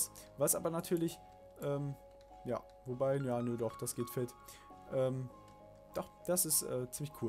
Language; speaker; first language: German; native; German